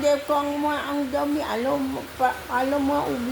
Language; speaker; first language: French; non-native, learner; Indonesian